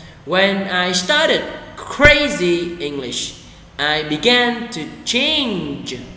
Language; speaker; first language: English; non-native, fluent; Vietnamese